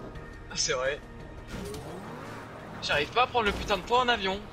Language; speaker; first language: French; native; French